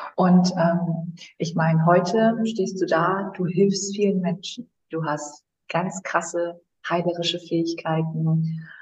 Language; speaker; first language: German; early bilingual, other home language; Vietnamese